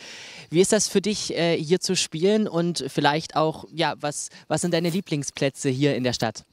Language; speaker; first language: German; native; German